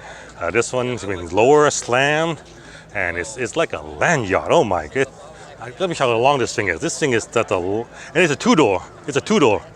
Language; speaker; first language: English; native; English